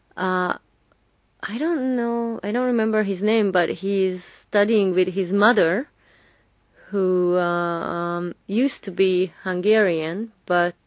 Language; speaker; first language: English; non-native, fluent; Hungarian